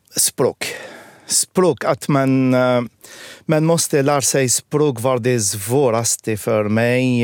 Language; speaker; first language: Swedish; non-native, fluent; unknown